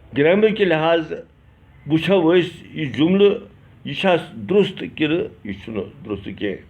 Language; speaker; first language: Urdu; non-native, local second language; Kashmiri